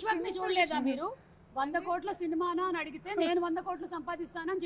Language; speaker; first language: Telugu; native; Telugu